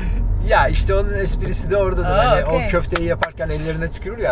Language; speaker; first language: Turkish; native; Turkish